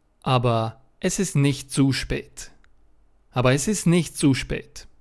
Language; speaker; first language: German; non-native, fluent; Romanian